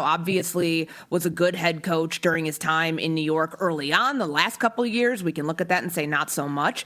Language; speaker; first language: English; native; English